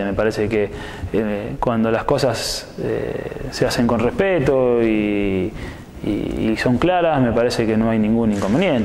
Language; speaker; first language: Spanish; native; Spanish